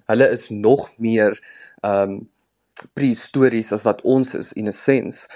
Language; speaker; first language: English; non-native, local second language; Afrikaans